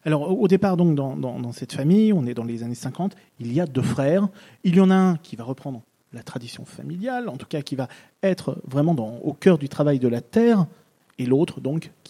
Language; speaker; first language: French; native; French